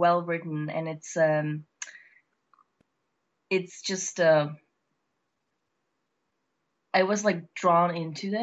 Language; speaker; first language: English; non-native, fluent; Czech